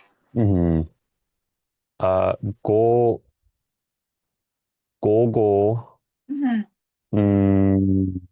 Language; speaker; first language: Japanese; non-native, learner; English